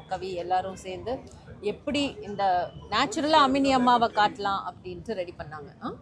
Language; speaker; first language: Tamil; native; Tamil